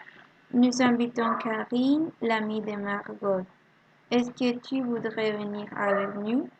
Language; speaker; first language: French; non-native, learner; Spanish